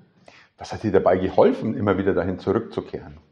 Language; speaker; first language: German; native; German